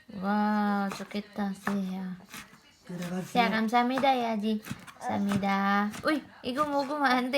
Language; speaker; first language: Korean; non-native, learner; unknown